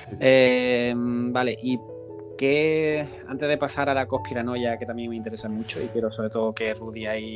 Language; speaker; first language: Spanish; native; Spanish